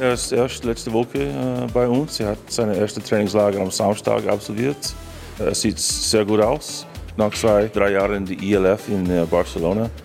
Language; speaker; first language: German; non-native, fluent; English